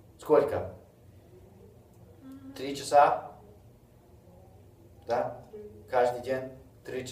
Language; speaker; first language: Russian; non-native, fluent; English